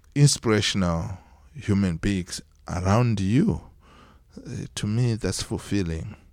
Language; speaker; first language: English; non-native, local second language; Shona